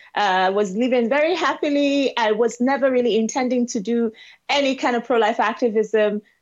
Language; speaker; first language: English; non-native, local second language; Igbo